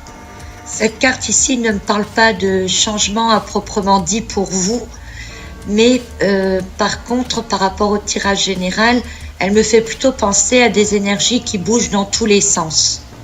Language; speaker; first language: French; native; French